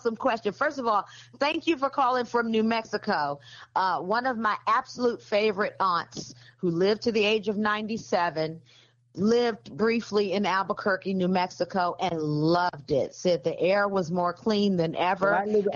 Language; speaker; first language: English; native; English